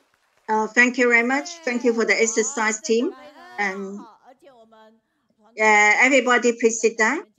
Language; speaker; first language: English; non-native, learner; Chinese